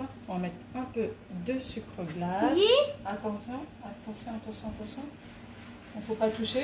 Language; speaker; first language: French; native; French